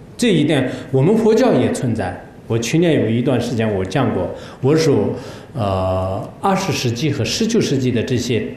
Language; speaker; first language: Chinese; non-native, local second language; Tibetan